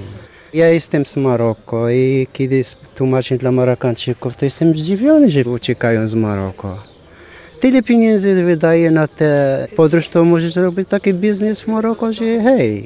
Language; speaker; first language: Polish; non-native, fluent; Arabic